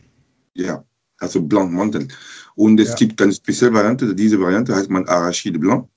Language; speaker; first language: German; non-native, learner; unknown